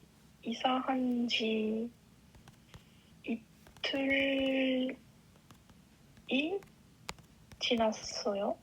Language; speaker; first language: Korean; non-native, learner; English